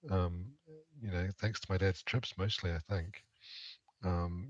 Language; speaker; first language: English; native; English